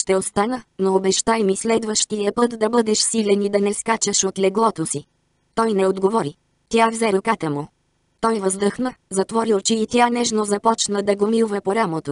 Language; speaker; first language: Bulgarian; native; Bulgarian